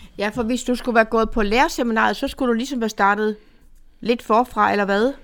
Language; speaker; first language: Danish; native; Danish